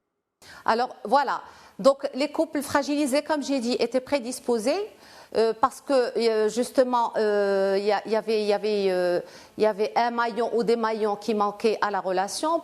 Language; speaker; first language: French; non-native, local second language; Arabic